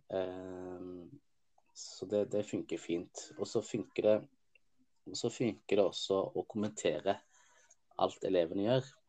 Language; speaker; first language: Norwegian; early bilingual, other home language; Somali